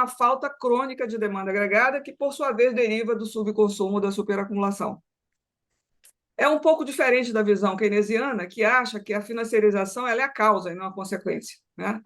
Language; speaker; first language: Portuguese; native; Portuguese